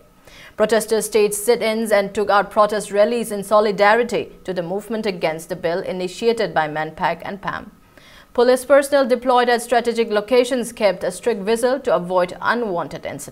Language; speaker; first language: English; non-native, local second language; Manipuri